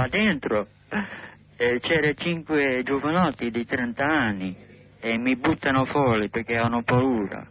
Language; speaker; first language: Italian; non-native, learner; English